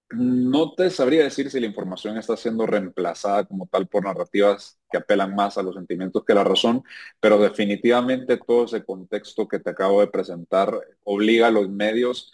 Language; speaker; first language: Spanish; native; Spanish